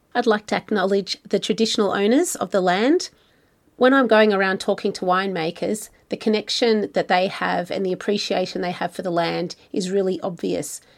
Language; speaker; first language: English; native; English